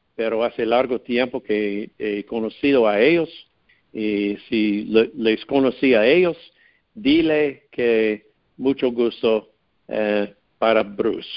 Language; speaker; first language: Spanish; non-native, learner; English